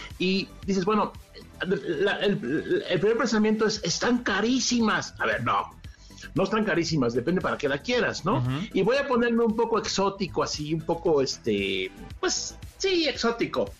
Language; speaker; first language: Spanish; native; Spanish